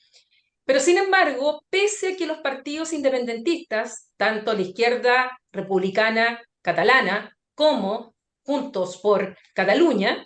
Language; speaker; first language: Spanish; native; Spanish